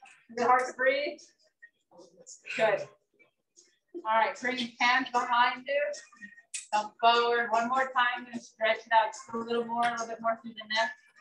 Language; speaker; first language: English; native; English